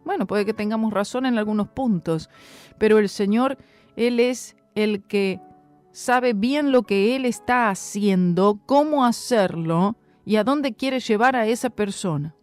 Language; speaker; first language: Spanish; native; Spanish